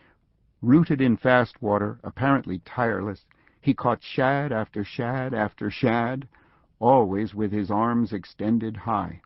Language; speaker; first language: English; native; English